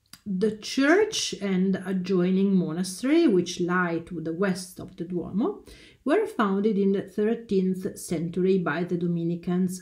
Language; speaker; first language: English; non-native, fluent; Italian